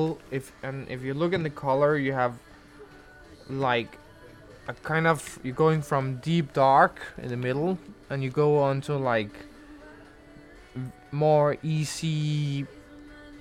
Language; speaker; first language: English; non-native, fluent; Danish